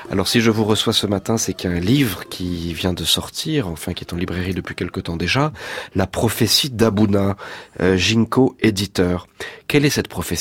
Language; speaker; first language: French; native; French